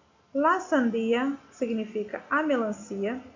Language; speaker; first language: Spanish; non-native, fluent; Portuguese